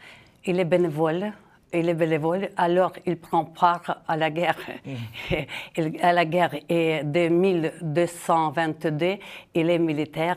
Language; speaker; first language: French; non-native, fluent; Ukrainian